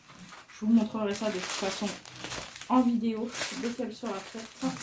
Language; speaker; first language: French; native; French